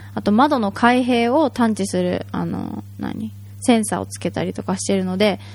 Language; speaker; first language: Japanese; native; Japanese